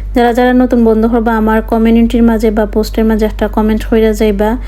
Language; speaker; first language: Bangla; non-native, local second language; Sylheti